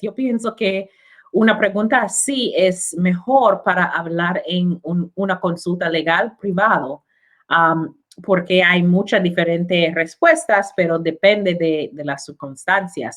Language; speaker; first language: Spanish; non-native, learner; English